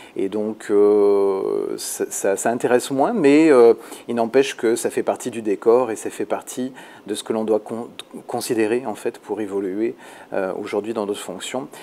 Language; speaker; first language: French; native; French